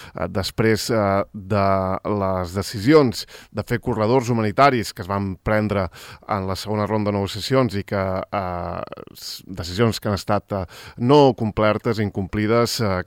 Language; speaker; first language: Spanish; non-native, local second language; Catalan